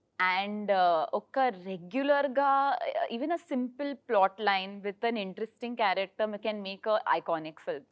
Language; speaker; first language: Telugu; non-native, local second language; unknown